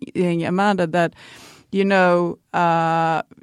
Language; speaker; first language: English; non-native, fluent; Swedish